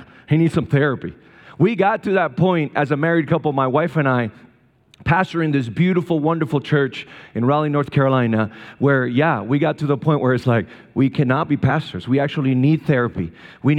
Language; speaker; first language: English; non-native, fluent; Spanish